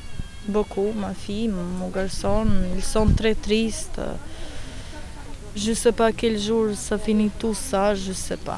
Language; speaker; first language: French; non-native, learner; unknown